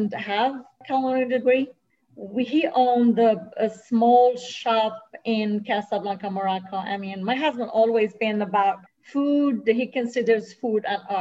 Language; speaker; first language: English; non-native, fluent; Arabic